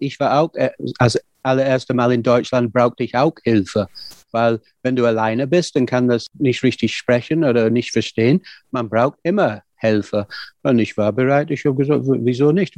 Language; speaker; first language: German; non-native, fluent; English